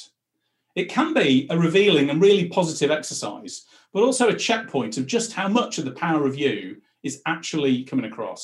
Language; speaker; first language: English; native; English